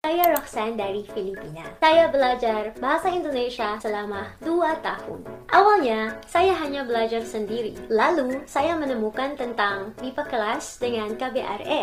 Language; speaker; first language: Indonesian; non-native, fluent; Filipino